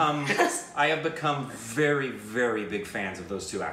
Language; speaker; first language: English; native; English